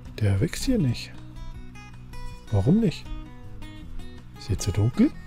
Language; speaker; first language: German; native; German